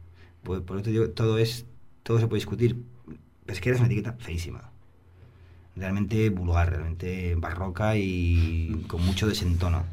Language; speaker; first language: Spanish; native; Spanish